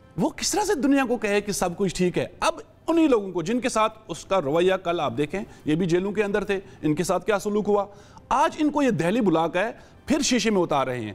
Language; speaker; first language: Urdu; non-native, local second language; Kashmiri